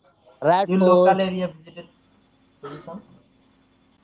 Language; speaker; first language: English; non-native, learner; Bangla